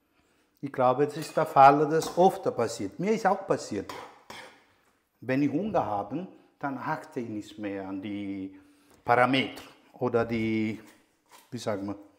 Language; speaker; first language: German; non-native, fluent; Italian